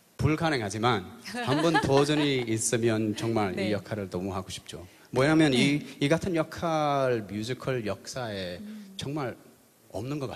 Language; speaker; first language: Korean; early bilingual, heritage; English